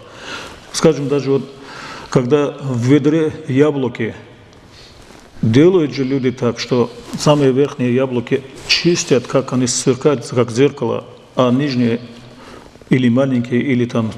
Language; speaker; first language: Russian; non-native, local second language; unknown